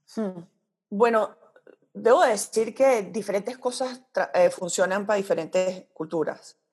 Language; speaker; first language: Spanish; early bilingual, heritage; Spanish